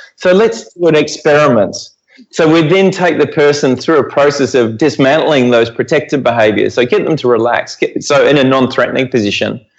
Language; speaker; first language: English; native; English